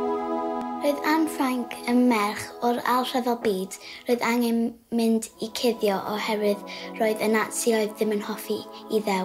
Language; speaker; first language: Welsh; non-native, local second language; English